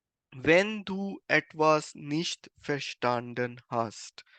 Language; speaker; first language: German; non-native, fluent; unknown